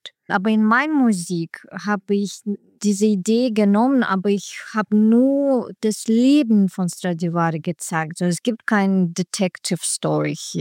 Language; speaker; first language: German; non-native, learner; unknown